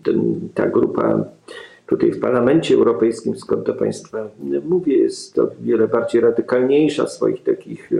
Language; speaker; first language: Polish; native; Polish